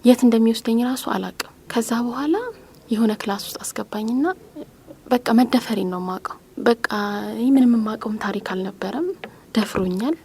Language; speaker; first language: Amharic; native; Amharic